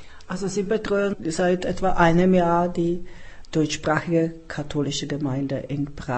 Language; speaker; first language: German; non-native, fluent; Czech